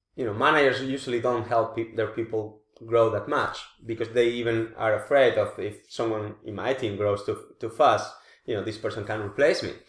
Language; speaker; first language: English; non-native, fluent; Spanish